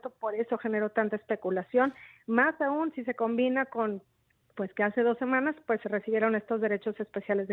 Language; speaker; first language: Spanish; native; Spanish